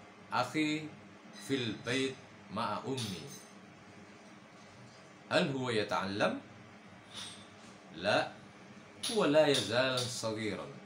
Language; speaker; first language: Arabic; non-native, fluent; Indonesian